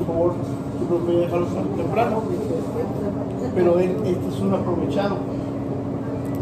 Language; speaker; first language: Spanish; native; Spanish